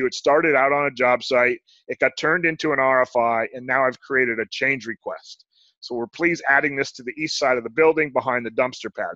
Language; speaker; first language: English; native; English